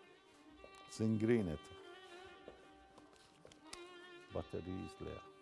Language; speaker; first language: Greek; non-native, learner; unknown